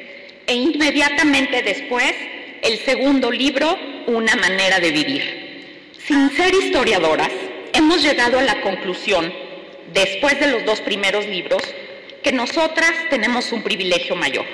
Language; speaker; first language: Spanish; native; Spanish